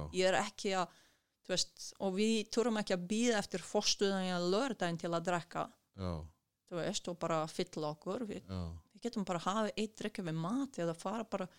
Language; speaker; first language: Icelandic; non-native, fluent; Serbian